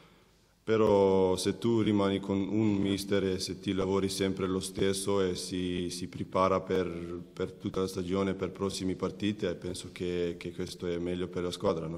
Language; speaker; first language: Italian; non-native, learner; Macedonian